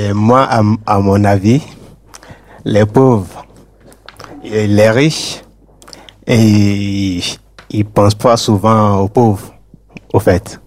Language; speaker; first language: French; non-native, learner; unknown